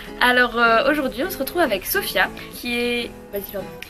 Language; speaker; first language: French; native; French